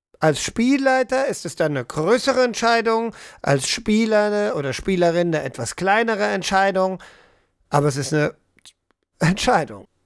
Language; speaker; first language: German; native; German